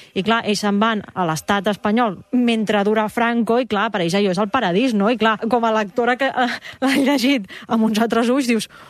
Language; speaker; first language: Catalan; native; Catalan